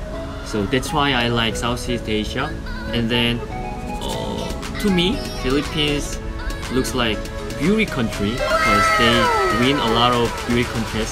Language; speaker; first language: English; non-native, learner; Korean